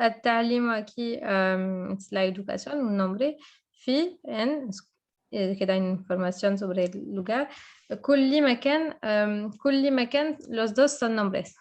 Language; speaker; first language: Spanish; non-native, fluent; French